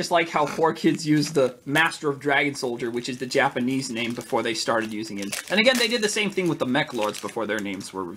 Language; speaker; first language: English; native; English